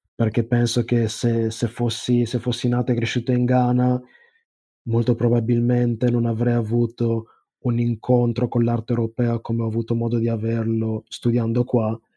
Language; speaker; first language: Italian; early bilingual, other home language; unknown